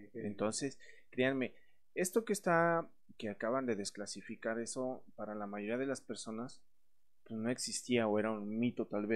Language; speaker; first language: Spanish; native; Spanish